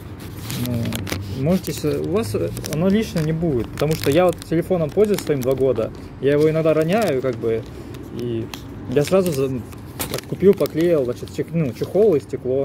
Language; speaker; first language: Russian; native; Russian